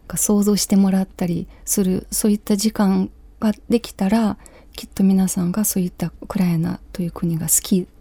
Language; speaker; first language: Japanese; non-native, fluent; Ukrainian